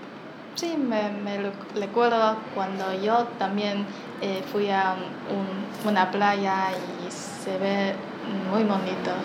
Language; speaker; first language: Spanish; non-native, learner; Chinese